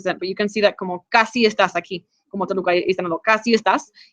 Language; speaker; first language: Spanish; non-native, fluent; English